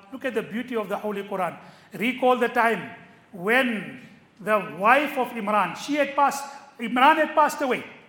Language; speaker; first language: English; native; English